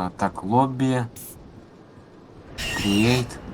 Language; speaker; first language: Russian; native; Russian